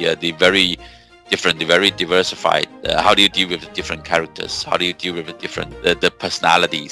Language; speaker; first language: English; non-native, fluent; Chinese